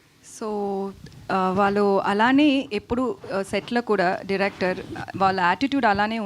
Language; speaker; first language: Telugu; non-native, learner; Tamil